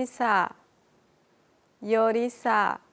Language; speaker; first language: Korean; non-native, learner; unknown